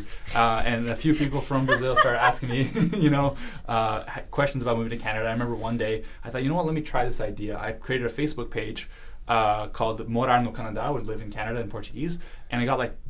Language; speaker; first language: English; early bilingual, other home language; Russian